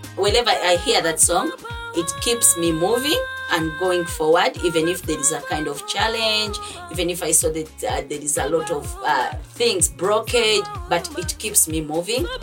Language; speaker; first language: English; non-native, fluent; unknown